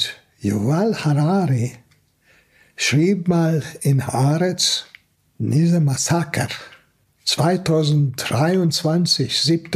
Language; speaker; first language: German; non-native, fluent; Hungarian